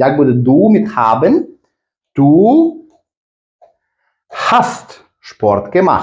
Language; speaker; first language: German; non-native, fluent; Ukrainian